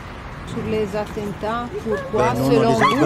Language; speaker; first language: French; non-native, learner; Italian